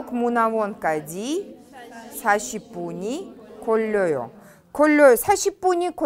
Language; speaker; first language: Korean; non-native, fluent; Russian